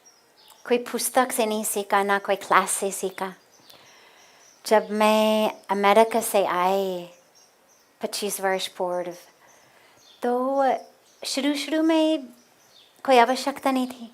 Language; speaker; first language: Hindi; non-native, fluent; English